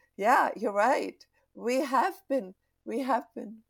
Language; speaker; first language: English; non-native, fluent; Czech